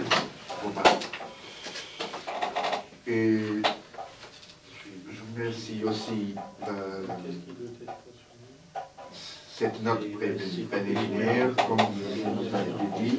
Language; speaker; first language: French; non-native, fluent; Portuguese